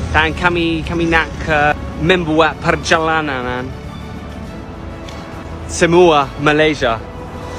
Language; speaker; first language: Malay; non-native, learner; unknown